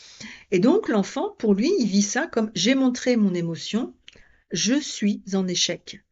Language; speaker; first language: French; native; French